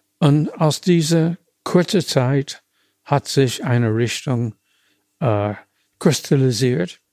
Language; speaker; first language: German; non-native, fluent; English